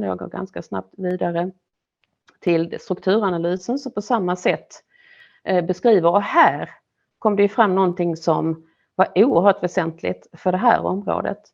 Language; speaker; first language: Swedish; native; Swedish